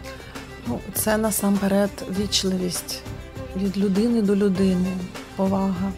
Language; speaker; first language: Ukrainian; non-native, local second language; Russian